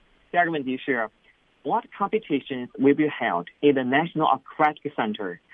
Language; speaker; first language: English; non-native, fluent; Chinese